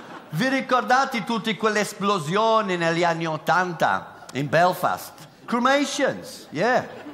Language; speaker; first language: Italian; non-native, fluent; English